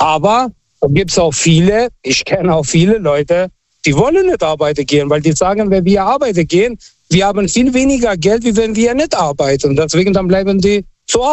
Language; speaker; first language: German; non-native, fluent; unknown